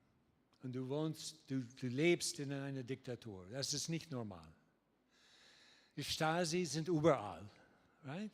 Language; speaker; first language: German; non-native, learner; English